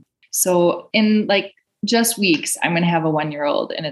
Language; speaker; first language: English; native; English